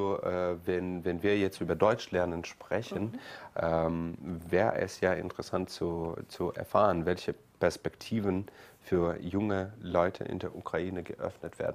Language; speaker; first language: German; non-native, fluent; Ukrainian